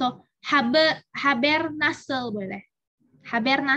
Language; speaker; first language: Turkish; non-native, learner; Indonesian